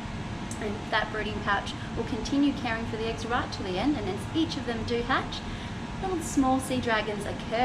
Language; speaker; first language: English; native; English